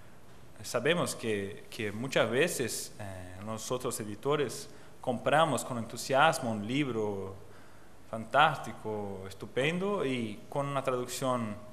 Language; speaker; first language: Spanish; non-native, fluent; Portuguese